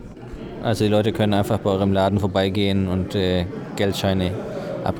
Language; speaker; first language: German; native; German